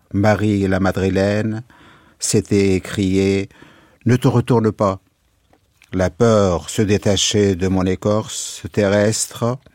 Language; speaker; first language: French; non-native, fluent; Kurdish